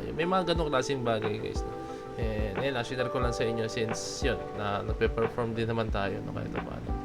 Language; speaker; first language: Filipino; native; Filipino